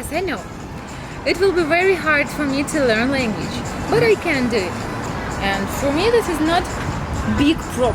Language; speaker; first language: English; non-native, learner; Russian